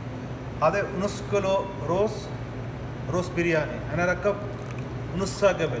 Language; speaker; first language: Arabic; non-native, learner; Urdu